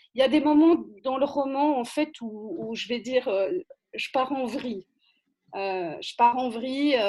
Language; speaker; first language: French; native; French